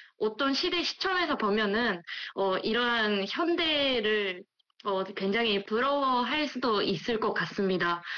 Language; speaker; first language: Korean; non-native, fluent; Japanese